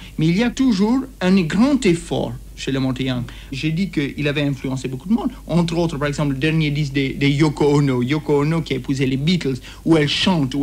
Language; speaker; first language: French; native; French